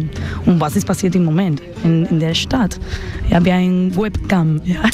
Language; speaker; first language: German; non-native, learner; Spanish